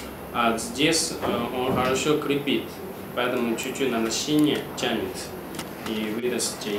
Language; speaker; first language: Russian; non-native, learner; Chinese